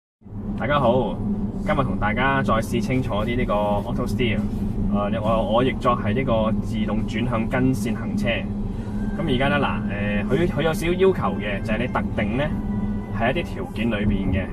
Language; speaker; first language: Cantonese; native; Cantonese